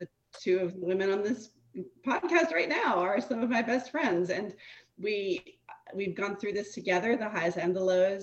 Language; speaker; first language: English; native; English